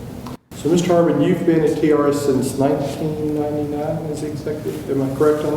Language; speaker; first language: English; native; English